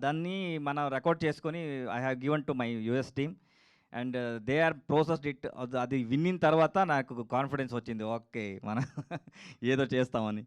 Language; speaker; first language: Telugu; non-native, learner; Kannada